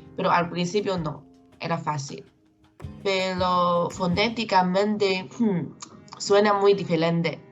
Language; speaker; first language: Spanish; non-native, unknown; Chinese